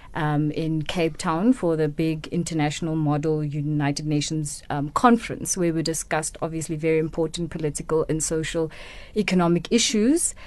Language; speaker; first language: English; non-native, local second language; Tswana